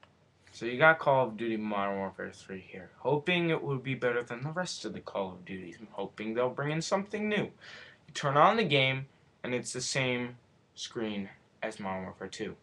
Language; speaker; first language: English; native; English